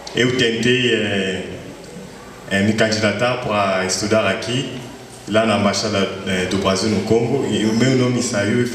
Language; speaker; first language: Portuguese; non-native, fluent; French